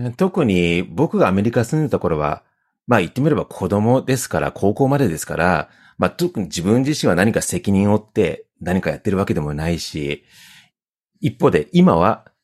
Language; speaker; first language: Japanese; early bilingual, heritage; Japanese